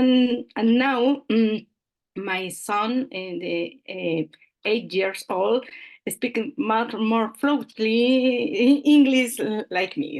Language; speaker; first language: English; non-native, learner; Spanish